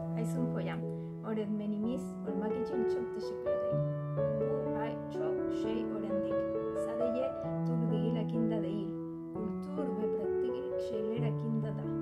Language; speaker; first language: Turkish; non-native, learner; Korean